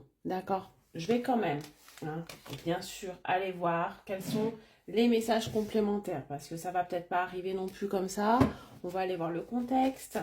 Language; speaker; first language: French; native; French